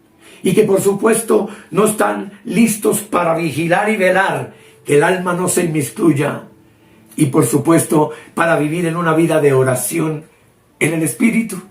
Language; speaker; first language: Spanish; native; Spanish